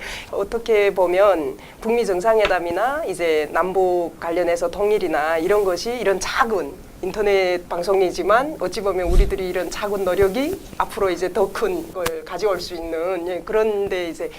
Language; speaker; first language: Korean; native; Korean